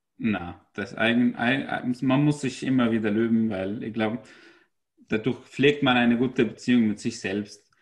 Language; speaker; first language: German; non-native, fluent; Arabic